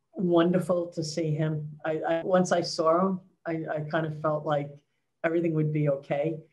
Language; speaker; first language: English; native; English